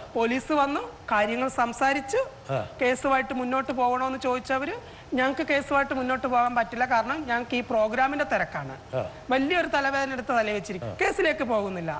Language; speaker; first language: Malayalam; native; Malayalam